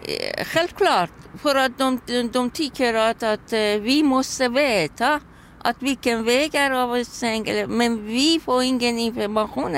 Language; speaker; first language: Swedish; non-native, learner; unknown